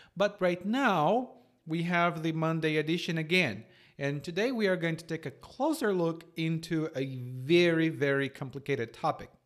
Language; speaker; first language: English; non-native, fluent; Portuguese